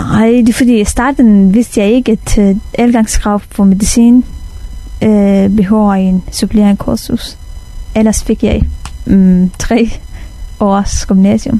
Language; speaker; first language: Danish; non-native, fluent; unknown